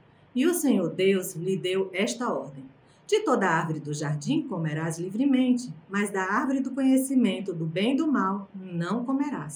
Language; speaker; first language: Portuguese; native; Portuguese